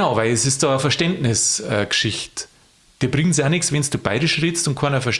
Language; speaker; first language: German; native; German